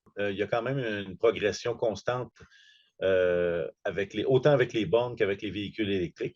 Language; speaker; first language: French; native; French